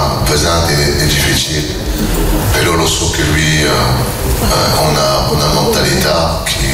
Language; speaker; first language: Italian; non-native, learner; French